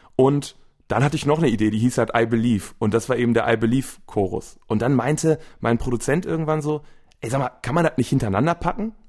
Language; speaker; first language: German; native; German